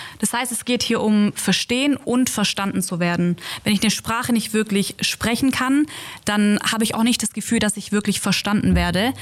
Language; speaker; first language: German; native; German